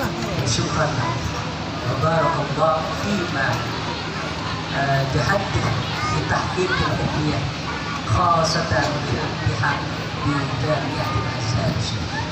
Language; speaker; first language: Arabic; non-native, fluent; Indonesian